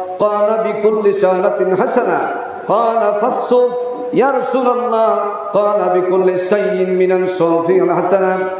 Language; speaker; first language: Arabic; non-native, fluent; Bangla